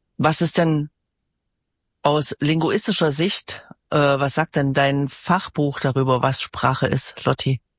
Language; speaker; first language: German; native; German